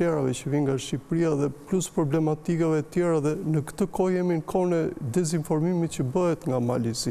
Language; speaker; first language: Albanian; native; Albanian